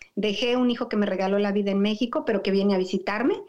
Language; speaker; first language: Spanish; native; Spanish